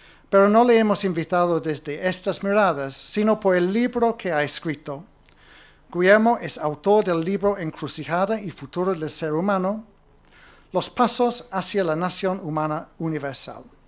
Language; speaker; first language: Spanish; non-native, fluent; English